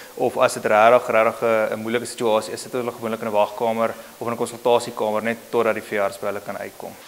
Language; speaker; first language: Afrikaans; native; Afrikaans